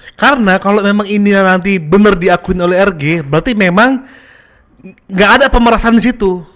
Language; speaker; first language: Indonesian; native; Indonesian